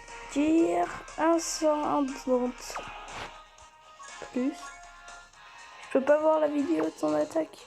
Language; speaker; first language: French; native; French